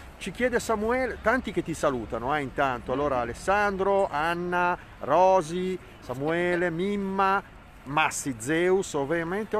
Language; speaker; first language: Italian; native; Italian